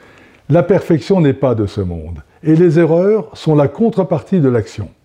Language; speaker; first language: French; native; French